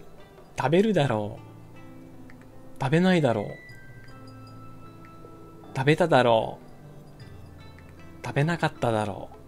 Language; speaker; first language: Japanese; non-native, fluent; Portuguese